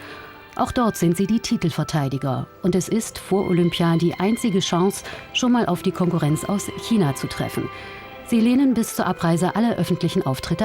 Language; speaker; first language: German; native; German